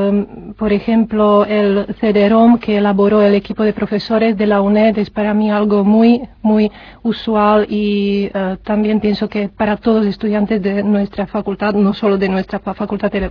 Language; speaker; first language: Spanish; non-native, fluent; Czech